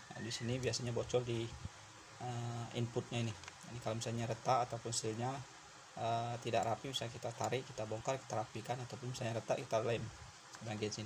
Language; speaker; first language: Indonesian; native; Indonesian